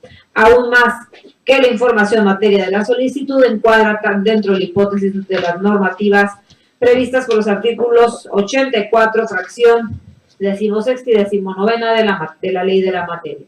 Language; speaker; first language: Spanish; native; Spanish